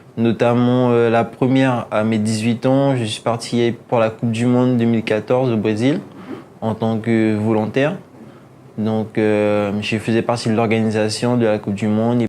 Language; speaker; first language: French; native; French